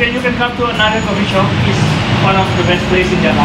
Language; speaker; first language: English; non-native, learner; Indonesian